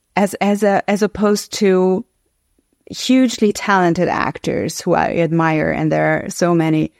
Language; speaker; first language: English; non-native, fluent; Hungarian